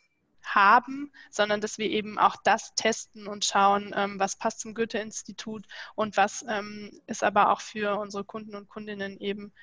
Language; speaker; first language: German; native; German